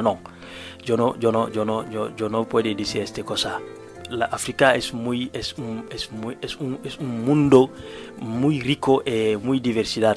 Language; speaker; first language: Spanish; non-native, learner; Wolof